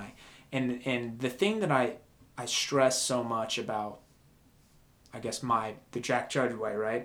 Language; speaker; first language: English; native; English